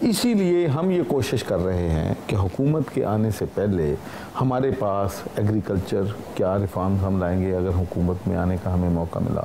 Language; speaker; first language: Urdu; non-native, local second language; Punjabi